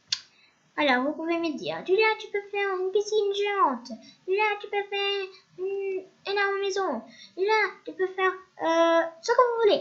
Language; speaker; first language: French; non-native, fluent; Spanish